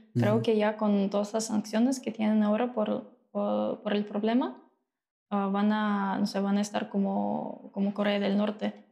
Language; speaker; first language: Spanish; non-native, fluent; Ukrainian